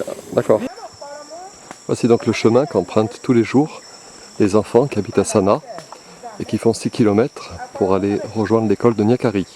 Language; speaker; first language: French; native; French